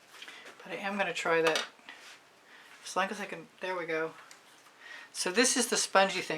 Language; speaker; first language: English; native; English